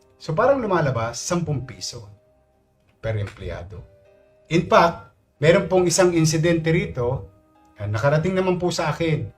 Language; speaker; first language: Filipino; native; Filipino